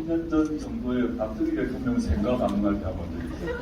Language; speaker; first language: Korean; native; Korean